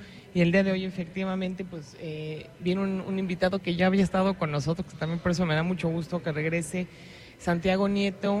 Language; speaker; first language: Spanish; native; Spanish